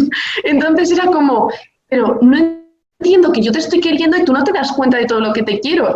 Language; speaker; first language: Spanish; native; Spanish